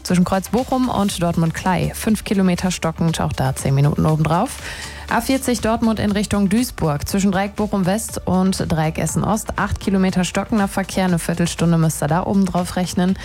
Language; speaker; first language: German; native; German